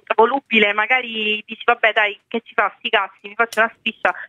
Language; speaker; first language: Italian; native; Italian